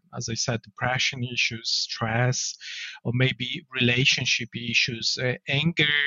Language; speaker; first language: English; non-native, fluent; Polish